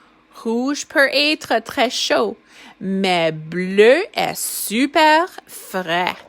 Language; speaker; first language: French; non-native, fluent; English